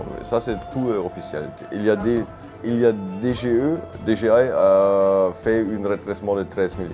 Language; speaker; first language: French; non-native, fluent; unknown